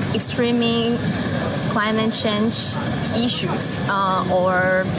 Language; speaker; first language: English; non-native, learner; Chinese